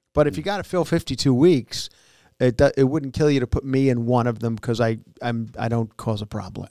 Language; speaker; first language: English; native; English